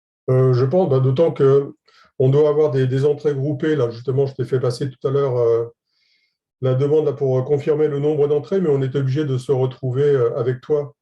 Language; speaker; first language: French; native; French